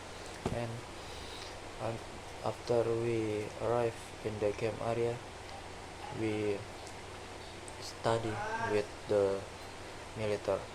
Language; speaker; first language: English; non-native, learner; Indonesian